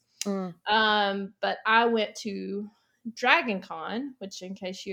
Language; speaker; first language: English; native; English